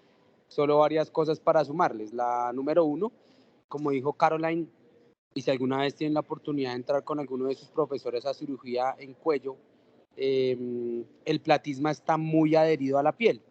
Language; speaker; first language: Spanish; native; Spanish